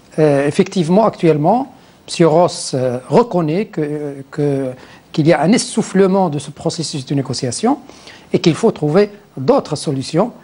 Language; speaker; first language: French; non-native, local second language; Arabic